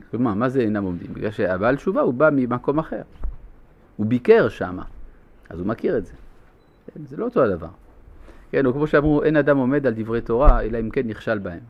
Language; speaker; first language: Hebrew; non-native, fluent; French